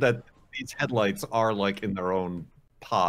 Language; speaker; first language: English; native; English